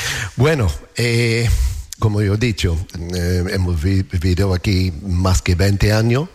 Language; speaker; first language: Spanish; non-native, learner; English